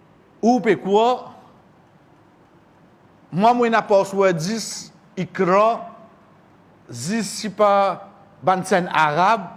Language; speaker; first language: French; non-native, local second language; Morisyen